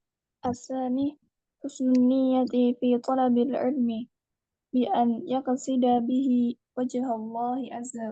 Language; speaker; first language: Arabic; non-native, learner; Indonesian